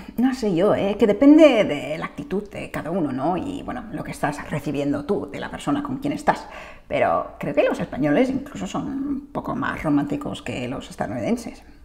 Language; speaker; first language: Spanish; non-native, fluent; English